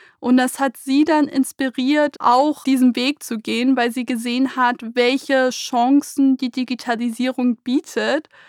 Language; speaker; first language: German; early bilingual, other home language; Persian